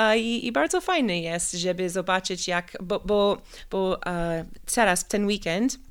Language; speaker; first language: Polish; non-native, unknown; English